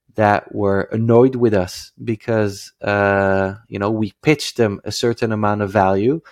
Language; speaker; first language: English; non-native, fluent; Dutch